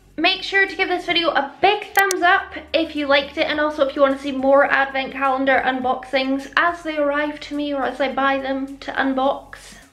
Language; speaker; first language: English; native; English